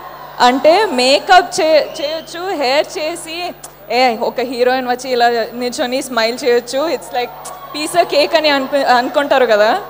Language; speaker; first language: Telugu; non-native, fluent; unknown